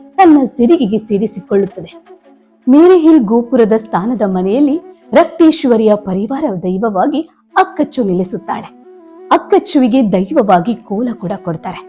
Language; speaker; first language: Kannada; non-native, local second language; Tulu